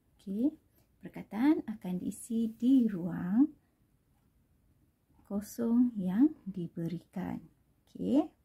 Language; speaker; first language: Malay; native; Malay